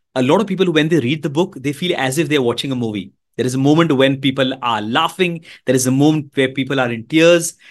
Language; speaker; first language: English; non-native, local second language; Hindi